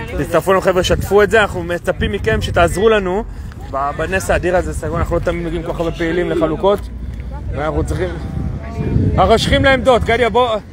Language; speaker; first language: Hebrew; native; Hebrew